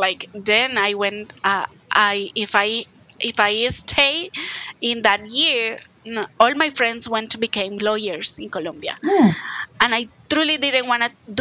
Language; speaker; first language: English; non-native, fluent; Spanish